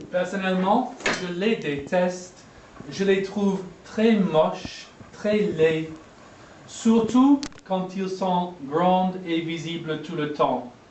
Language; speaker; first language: French; non-native, fluent; English